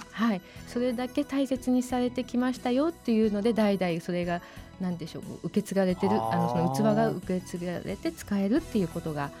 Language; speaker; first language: Japanese; native; Japanese